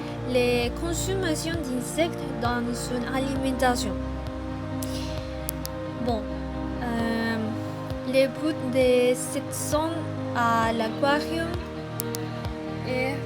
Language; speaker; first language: French; non-native, learner; Spanish